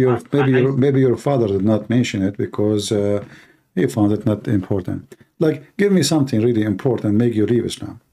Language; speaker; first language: English; non-native, fluent; Arabic